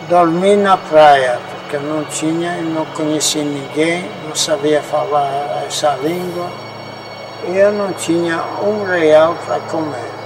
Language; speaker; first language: Portuguese; non-native, fluent; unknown